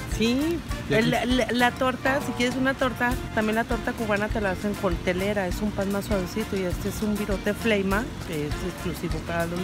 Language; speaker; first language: Spanish; native; Spanish